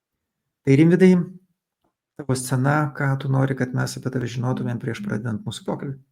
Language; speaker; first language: Lithuanian; native; Lithuanian